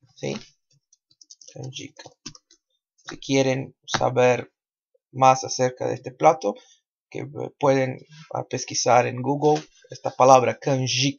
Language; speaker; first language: Spanish; non-native, fluent; Portuguese